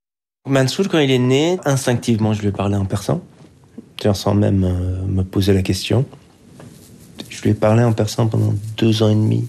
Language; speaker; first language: French; non-native, fluent; Persian